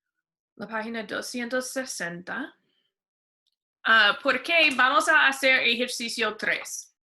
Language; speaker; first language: Spanish; non-native, fluent; English